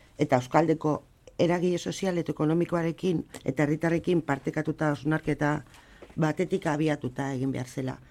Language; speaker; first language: Basque; non-native, local second language; Spanish